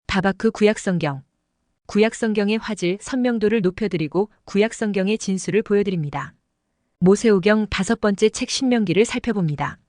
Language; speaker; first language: Korean; native; Korean